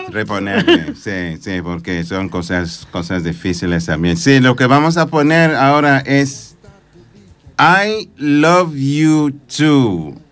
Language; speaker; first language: Spanish; non-native, fluent; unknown